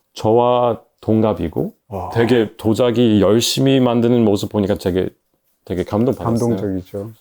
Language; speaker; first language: Korean; non-native, fluent; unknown